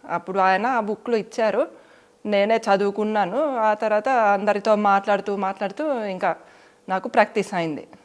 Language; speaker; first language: Telugu; non-native, fluent; Finnish